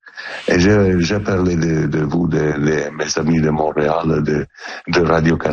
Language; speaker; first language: French; non-native, learner; Italian